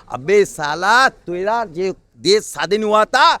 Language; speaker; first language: Hindi; non-native, local second language; Bangla